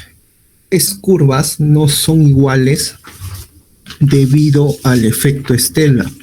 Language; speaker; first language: Spanish; native; Spanish